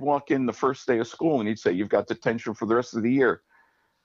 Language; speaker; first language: English; native; English